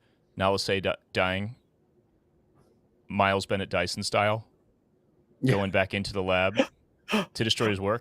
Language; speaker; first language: English; native; English